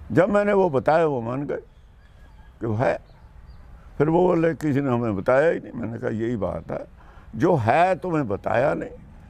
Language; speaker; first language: Hindi; non-native, local second language; Punjabi